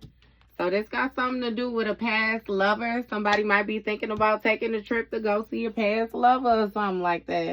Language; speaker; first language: English; native; English